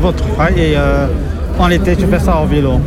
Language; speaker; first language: French; non-native, learner; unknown